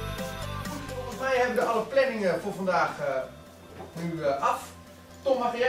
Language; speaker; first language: Dutch; native; Dutch